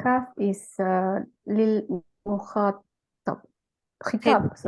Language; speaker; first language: English; non-native, local second language; Malay